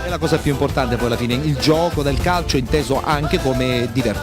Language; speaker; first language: Italian; native; Italian